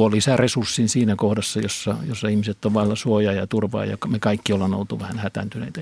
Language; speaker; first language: Finnish; native; Finnish